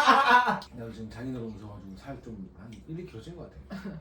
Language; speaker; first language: Korean; native; Korean